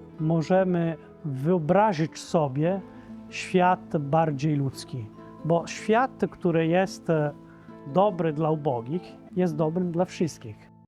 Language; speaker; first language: Polish; non-native, fluent; Italian